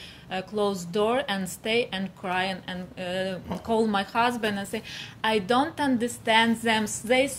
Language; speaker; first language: English; non-native, learner; Ukrainian